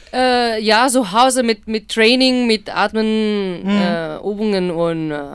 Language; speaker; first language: German; non-native, learner; Spanish